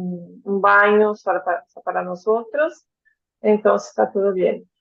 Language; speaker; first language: Spanish; non-native, fluent; Portuguese